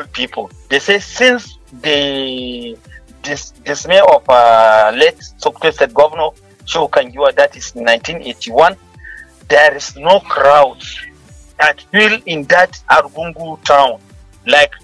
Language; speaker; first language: English; non-native, local second language; Hausa